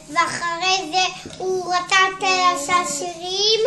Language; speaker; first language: Hebrew; early bilingual, other home language; Russian